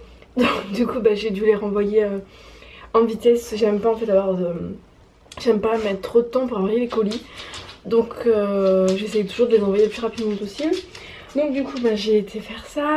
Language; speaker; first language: French; native; French